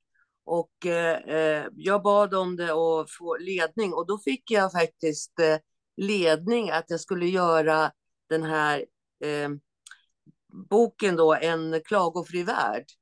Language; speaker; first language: Swedish; native; Swedish